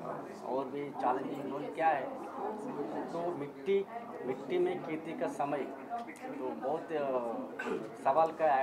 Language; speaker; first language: Hindi; non-native, local second language; Marathi